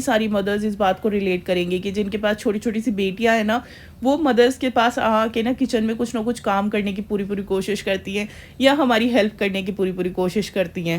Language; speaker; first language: Hindi; native; Hindi